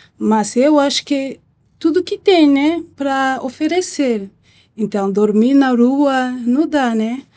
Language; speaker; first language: Portuguese; non-native, learner; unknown